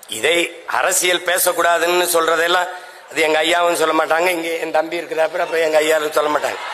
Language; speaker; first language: Tamil; native; Tamil